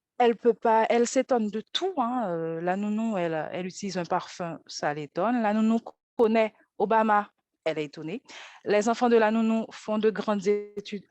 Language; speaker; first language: French; non-native, local second language; Haitian Creole